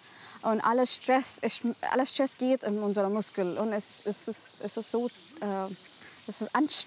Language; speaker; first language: German; non-native, learner; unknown